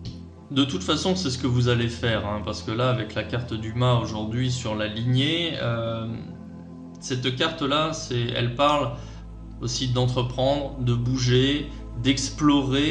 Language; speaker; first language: French; native; French